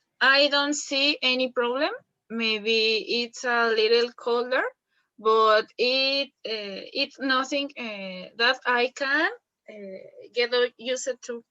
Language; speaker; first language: English; non-native, learner; Spanish